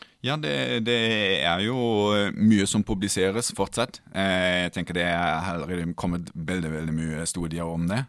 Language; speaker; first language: Norwegian; non-native, fluent; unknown